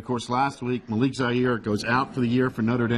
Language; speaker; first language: English; native; English